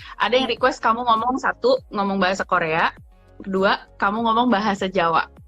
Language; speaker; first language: Indonesian; native; Indonesian